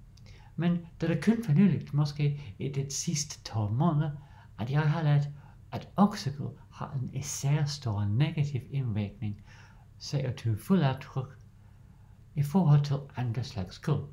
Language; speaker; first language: Danish; non-native, learner; English